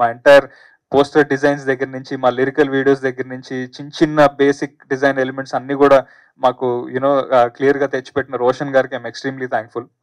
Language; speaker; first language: Telugu; native; Telugu